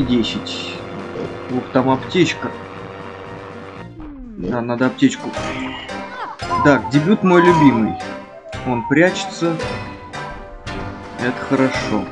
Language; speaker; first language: Russian; native; Russian